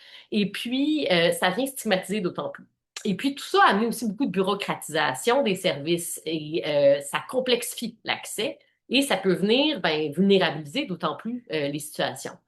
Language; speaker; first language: French; native; French